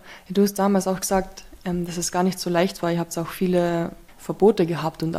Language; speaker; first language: German; native; German